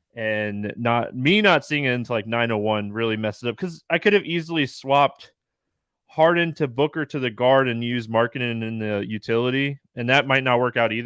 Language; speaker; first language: English; native; English